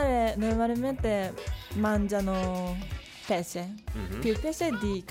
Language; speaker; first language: Italian; non-native, learner; Japanese